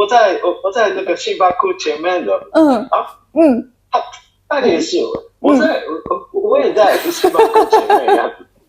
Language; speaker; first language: Chinese; non-native, fluent; Japanese